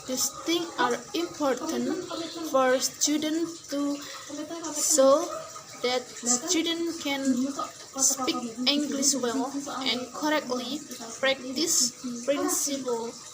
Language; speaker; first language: English; non-native, learner; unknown